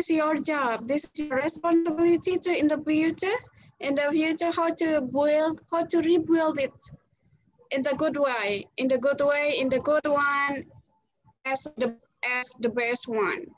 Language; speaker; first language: English; non-native, fluent; Indonesian